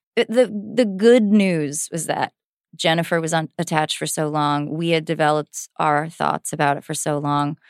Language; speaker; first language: English; native; English